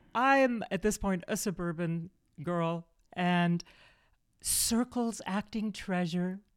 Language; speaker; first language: English; early bilingual, other home language; German